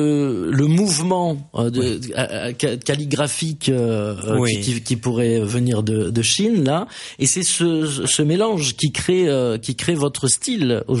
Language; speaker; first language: French; native; French